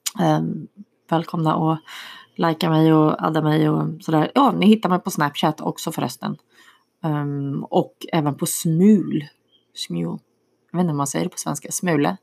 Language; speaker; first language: Swedish; early bilingual, other home language; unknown